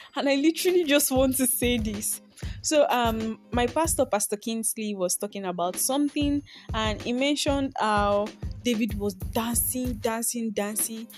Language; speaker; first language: English; non-native, local second language; Yoruba